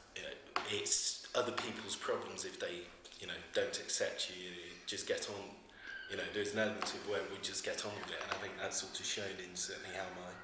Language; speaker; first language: English; native; English